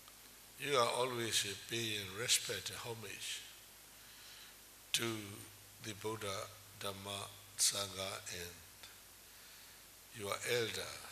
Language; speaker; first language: English; non-native, fluent; Burmese